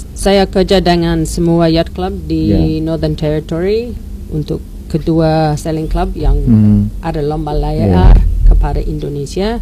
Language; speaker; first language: Indonesian; non-native, learner; English